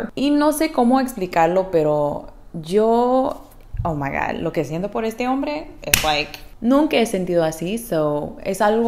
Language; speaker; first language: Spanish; early bilingual, heritage; Spanish